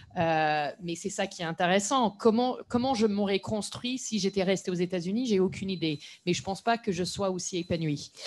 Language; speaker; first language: French; non-native, fluent; English